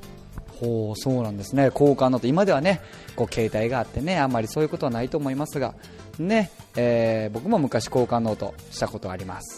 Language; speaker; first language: Japanese; native; Japanese